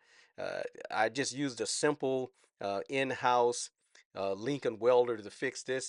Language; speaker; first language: English; native; English